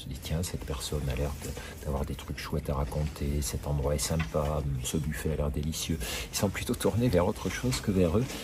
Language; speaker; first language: French; native; French